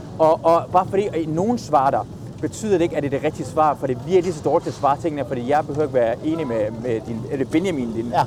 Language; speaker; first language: Danish; early bilingual, other home language; Persian